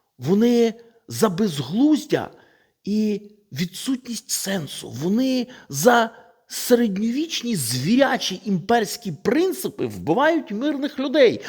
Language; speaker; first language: Ukrainian; non-native, local second language; Russian